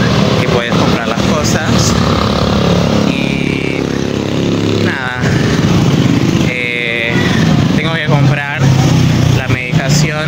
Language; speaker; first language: Spanish; non-native, fluent; Portuguese